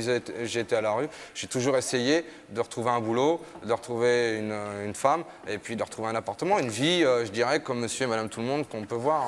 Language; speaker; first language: French; native; French